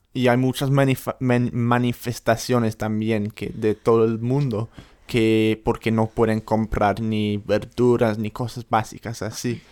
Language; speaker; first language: Spanish; non-native, fluent; English